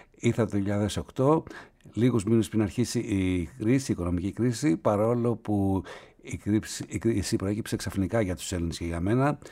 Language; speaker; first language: Greek; native; Greek